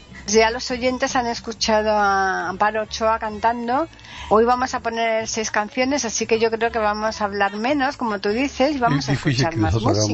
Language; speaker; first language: Spanish; native; Spanish